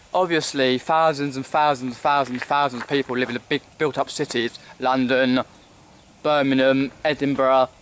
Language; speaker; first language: English; native; English